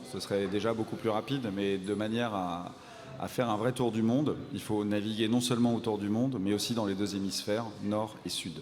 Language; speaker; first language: French; native; French